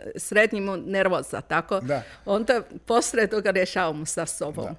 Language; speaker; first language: Serbian; non-native, learner; Chinese